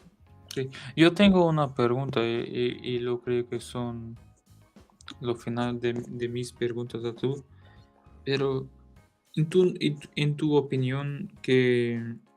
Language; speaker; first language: Spanish; non-native, learner; Portuguese